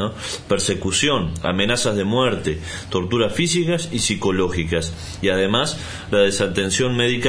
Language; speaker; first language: Spanish; native; Spanish